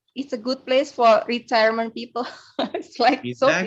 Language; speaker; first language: English; non-native, learner; Indonesian